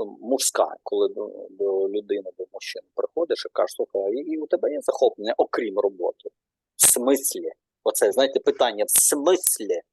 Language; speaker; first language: Ukrainian; non-native, local second language; Russian